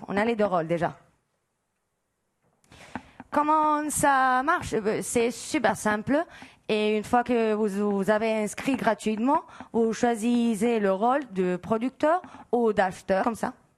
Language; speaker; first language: French; non-native, fluent; Spanish